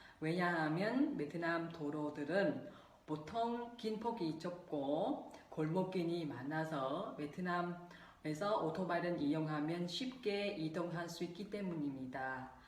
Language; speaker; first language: Korean; non-native, local second language; Vietnamese